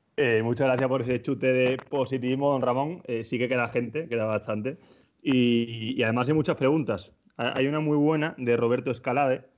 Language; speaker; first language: Spanish; native; Spanish